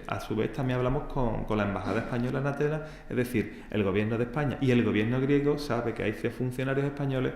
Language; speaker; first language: Spanish; native; Spanish